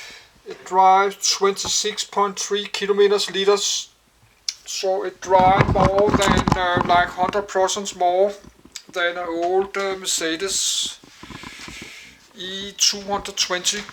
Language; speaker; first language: English; non-native, learner; Danish